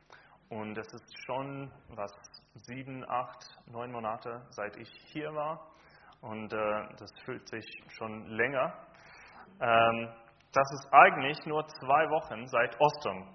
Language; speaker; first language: German; non-native, fluent; English